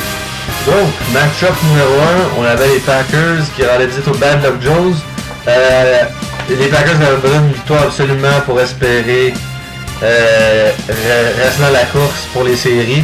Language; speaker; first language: French; native; French